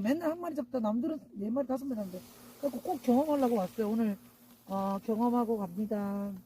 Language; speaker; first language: Korean; native; Korean